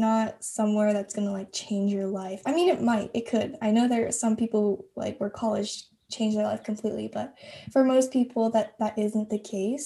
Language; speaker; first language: English; native; English